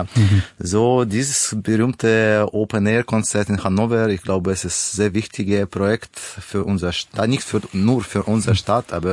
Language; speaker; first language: German; non-native, learner; Russian